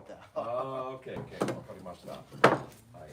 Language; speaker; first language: Japanese; non-native, learner; English